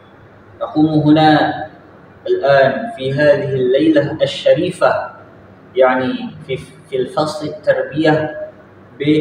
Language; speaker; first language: Arabic; non-native, learner; Indonesian